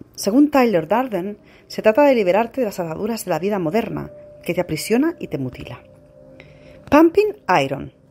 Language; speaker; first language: Spanish; non-native, local second language; Catalan